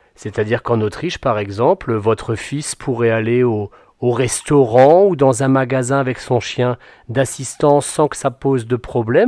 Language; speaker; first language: French; native; French